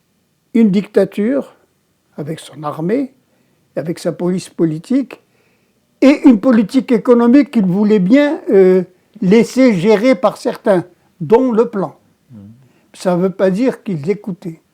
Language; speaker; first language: French; non-native, local second language; Arabic